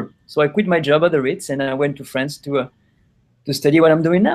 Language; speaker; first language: English; non-native, fluent; French